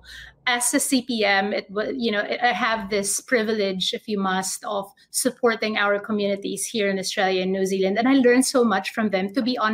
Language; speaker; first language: English; non-native, local second language; Filipino